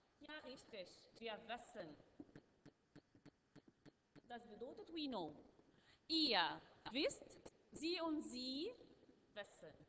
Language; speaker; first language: German; non-native, learner; Arabic